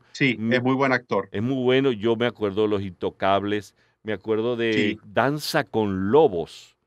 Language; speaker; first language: Spanish; native; Spanish